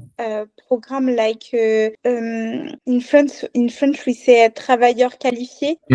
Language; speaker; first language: English; non-native, learner; French